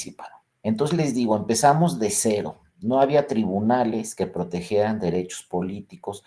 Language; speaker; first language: Spanish; native; Spanish